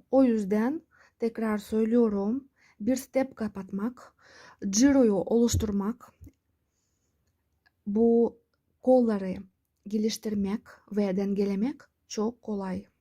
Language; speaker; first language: Turkish; non-native, fluent; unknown